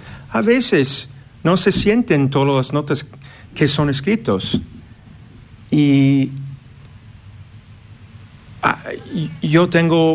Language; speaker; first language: Spanish; non-native, fluent; English